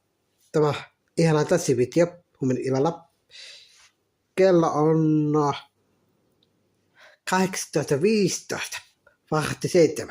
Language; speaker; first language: Finnish; non-native, learner; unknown